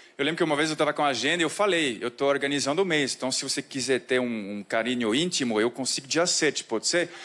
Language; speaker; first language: Portuguese; non-native, fluent; French